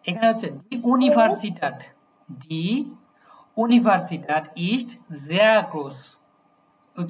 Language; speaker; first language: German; non-native, fluent; Bangla